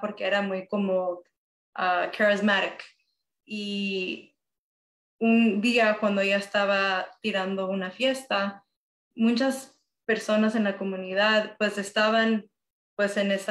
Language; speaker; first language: Spanish; early bilingual, heritage; Spanish